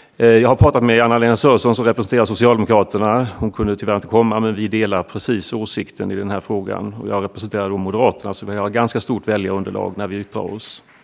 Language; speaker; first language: Swedish; native; Swedish